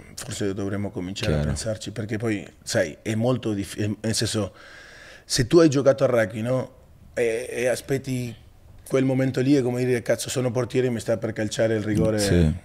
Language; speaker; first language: Italian; non-native, fluent; Spanish